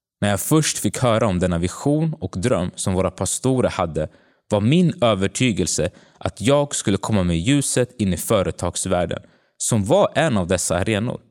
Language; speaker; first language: Swedish; early bilingual, other home language; Tigrinya